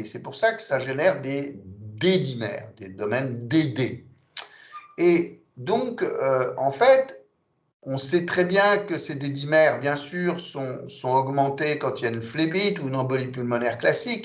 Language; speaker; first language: French; native; French